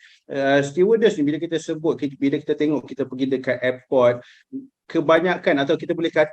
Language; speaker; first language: Malay; native; Malay